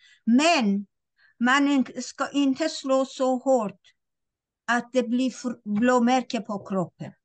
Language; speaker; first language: Swedish; non-native, fluent; Persian